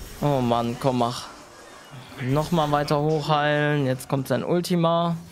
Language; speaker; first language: German; native; German